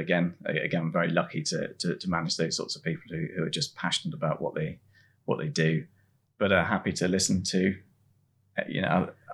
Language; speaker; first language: English; native; English